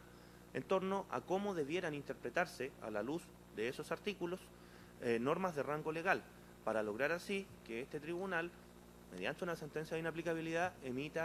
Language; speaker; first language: Spanish; native; Spanish